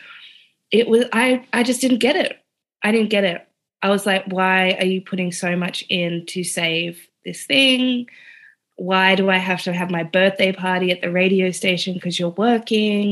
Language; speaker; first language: English; native; English